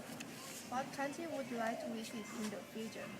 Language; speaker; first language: English; non-native, learner; Thai